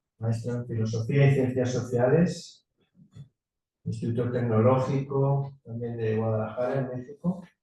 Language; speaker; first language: Spanish; native; Spanish